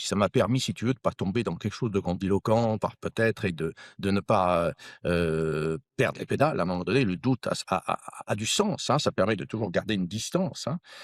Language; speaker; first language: French; native; French